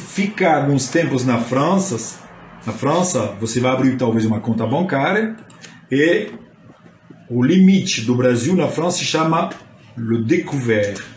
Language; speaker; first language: Portuguese; non-native, fluent; French